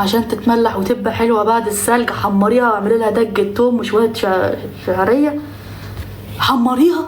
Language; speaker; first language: Arabic; native; Arabic